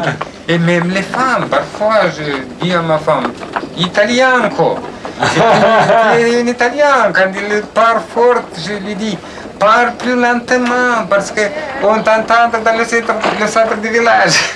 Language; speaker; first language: French; non-native, learner; Romanian